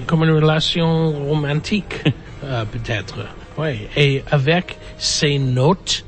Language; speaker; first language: French; non-native, fluent; English